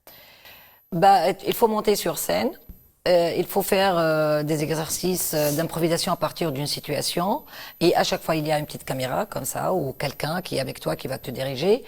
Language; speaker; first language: French; non-native, local second language; Arabic